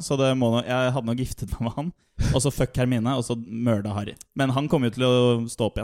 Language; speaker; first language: Norwegian; native; Norwegian